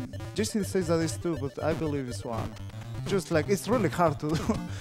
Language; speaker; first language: English; non-native, fluent; Spanish